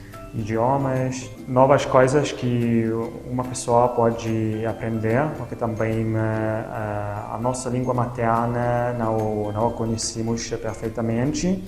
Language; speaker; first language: Portuguese; non-native, fluent; Italian